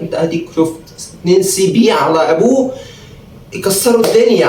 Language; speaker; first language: Arabic; native; Arabic